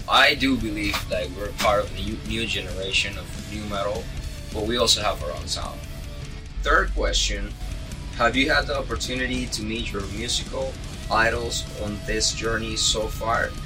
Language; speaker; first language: English; non-native, fluent; Spanish